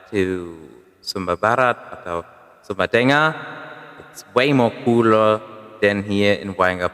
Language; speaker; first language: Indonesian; non-native, learner; German